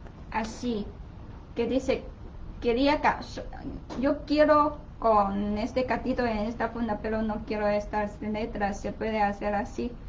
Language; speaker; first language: Spanish; non-native, learner; Chinese